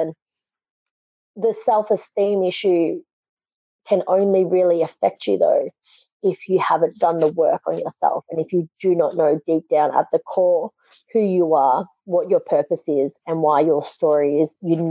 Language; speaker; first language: English; native; English